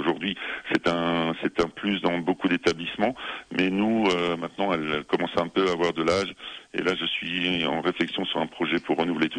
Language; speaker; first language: French; native; French